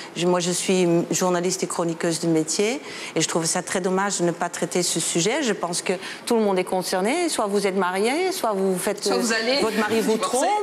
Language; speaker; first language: French; non-native, fluent; Dutch